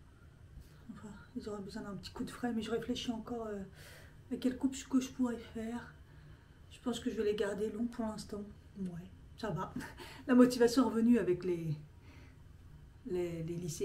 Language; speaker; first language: French; native; French